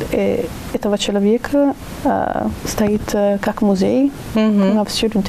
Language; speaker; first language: Russian; non-native, learner; Italian